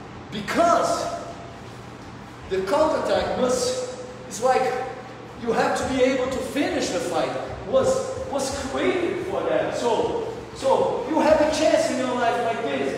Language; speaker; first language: English; non-native, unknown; Portuguese